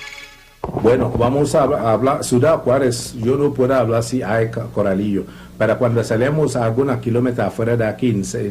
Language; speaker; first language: Spanish; non-native, learner; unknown